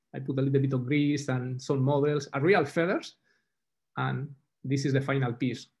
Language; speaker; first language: English; non-native, fluent; Spanish